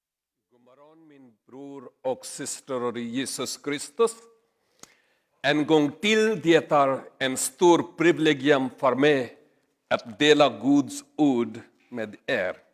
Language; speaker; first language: Swedish; non-native, learner; Urdu